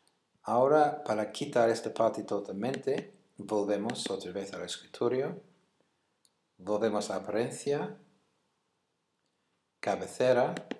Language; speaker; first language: Spanish; non-native, fluent; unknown